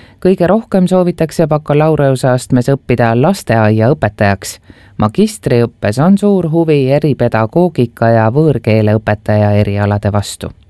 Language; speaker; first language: Estonian; native; Estonian